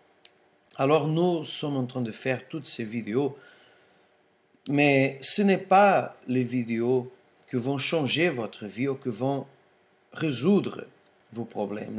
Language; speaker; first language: French; non-native, fluent; Portuguese